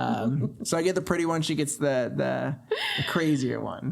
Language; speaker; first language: English; native; English